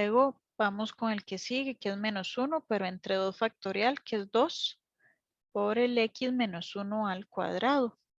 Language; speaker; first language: Spanish; native; Spanish